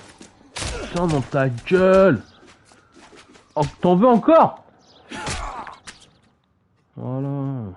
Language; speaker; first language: French; native; French